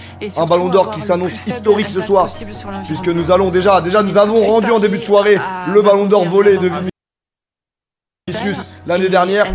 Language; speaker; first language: French; native; French